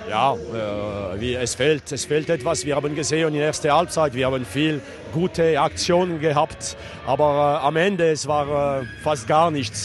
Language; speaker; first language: German; non-native, learner; French